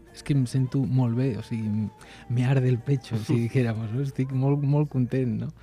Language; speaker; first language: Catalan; non-native, local second language; Spanish